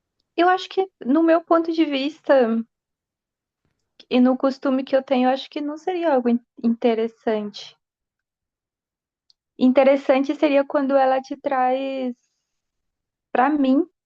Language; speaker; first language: Portuguese; non-native, fluent; Spanish